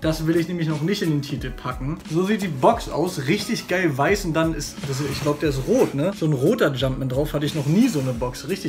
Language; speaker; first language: German; native; German